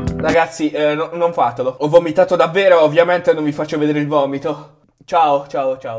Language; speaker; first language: Italian; native; Italian